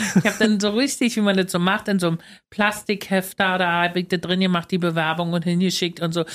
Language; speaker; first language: German; native; German